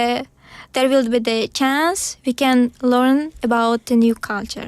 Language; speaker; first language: English; non-native, learner; Uzbek